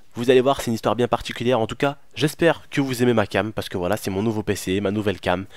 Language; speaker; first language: French; early bilingual, other home language; Arabic